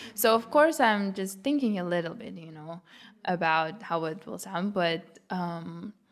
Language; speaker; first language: English; non-native, fluent; Lithuanian